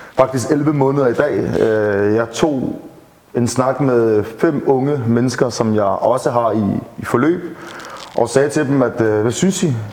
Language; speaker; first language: Danish; native; Danish